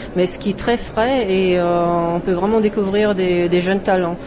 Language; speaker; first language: French; non-native, fluent; German